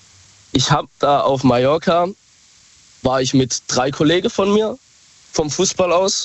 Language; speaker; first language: German; native; German